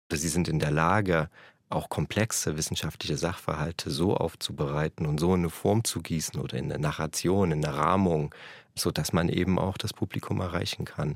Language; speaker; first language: German; native; German